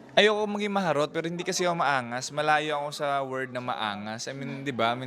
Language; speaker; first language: Filipino; non-native, local second language; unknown